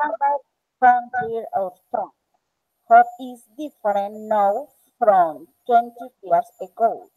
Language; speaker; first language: English; non-native, learner; Spanish